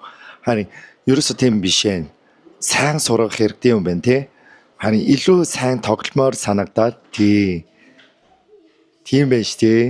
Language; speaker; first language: Mongolian; non-native, fluent; Korean